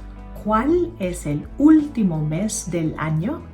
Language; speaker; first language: Spanish; non-native, fluent; Filipino